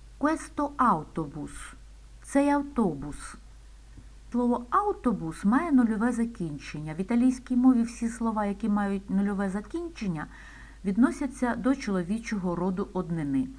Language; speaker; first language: Ukrainian; native; Ukrainian